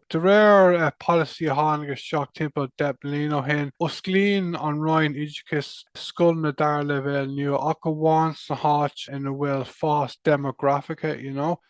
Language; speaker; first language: Irish; non-native, local second language; English